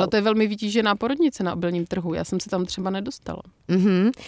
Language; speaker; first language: Czech; native; Czech